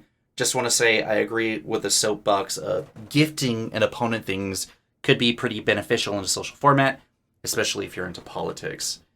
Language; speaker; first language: English; native; English